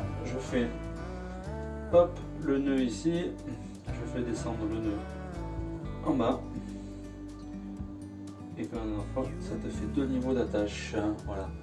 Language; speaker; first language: French; native; French